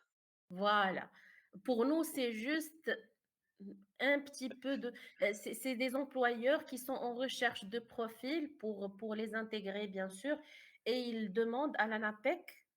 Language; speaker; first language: French; non-native, fluent; Arabic